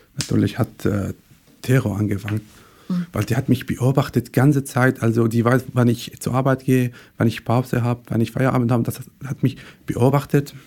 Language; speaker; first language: German; non-native, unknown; Arabic